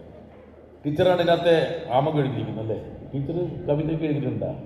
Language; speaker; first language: Malayalam; native; Malayalam